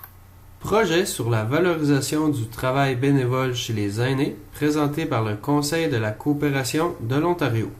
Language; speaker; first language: French; native; French